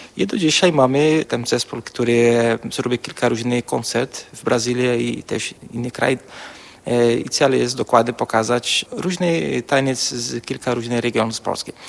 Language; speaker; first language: Polish; early bilingual, heritage; Polish